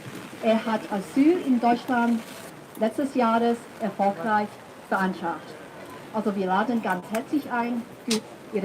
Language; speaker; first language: German; non-native, fluent; Cantonese